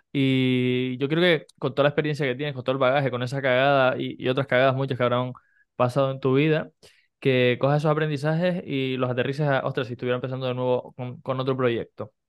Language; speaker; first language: Spanish; native; Spanish